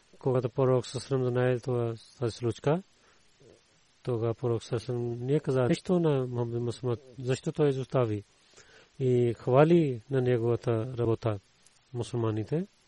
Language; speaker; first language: Bulgarian; non-native, learner; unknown